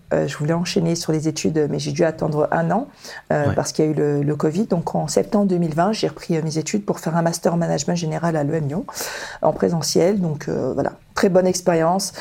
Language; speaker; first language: French; early bilingual, other home language; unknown